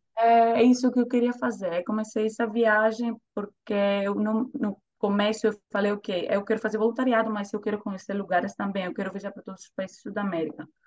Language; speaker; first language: Portuguese; non-native, fluent; Greek